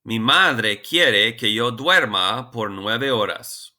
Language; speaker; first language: Spanish; non-native, fluent; English